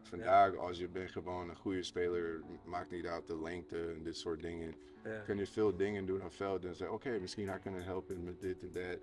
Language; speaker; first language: Dutch; non-native, fluent; English